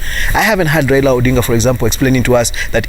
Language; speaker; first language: English; non-native, local second language; Kikuyu